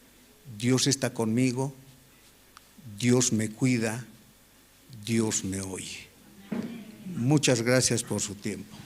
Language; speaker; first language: Spanish; native; Spanish